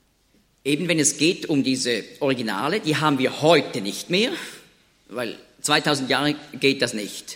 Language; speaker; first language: German; native; German